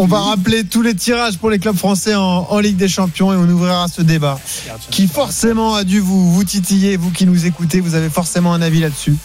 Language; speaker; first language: French; native; French